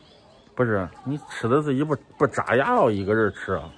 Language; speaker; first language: Chinese; native; Chinese